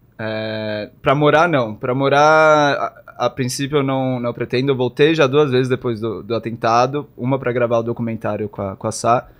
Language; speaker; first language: Portuguese; native; Portuguese